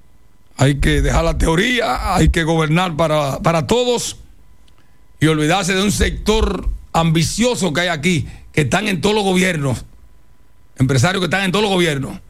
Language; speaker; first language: Spanish; native; Spanish